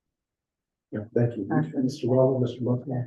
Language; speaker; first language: English; native; English